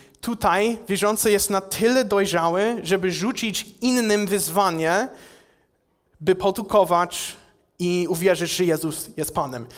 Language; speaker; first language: Polish; non-native, fluent; English